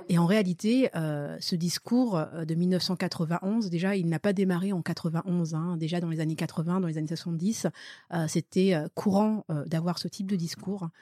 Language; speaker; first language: French; early bilingual, other home language; Malagasy